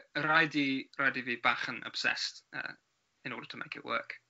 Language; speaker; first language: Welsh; non-native, learner; English